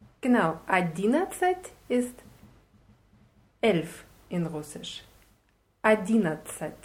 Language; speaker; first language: German; non-native, fluent; Russian